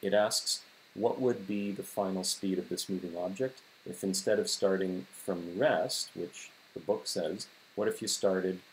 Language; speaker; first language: English; native; English